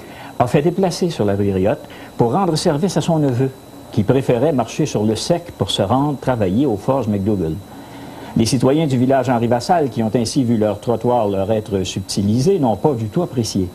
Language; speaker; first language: French; native; French